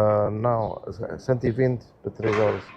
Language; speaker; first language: Portuguese; non-native, learner; German